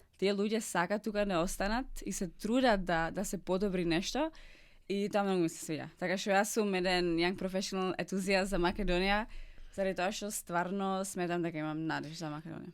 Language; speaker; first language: Macedonian; non-native, fluent; Czech